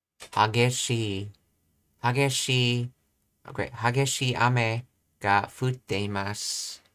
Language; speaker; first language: Japanese; non-native, learner; English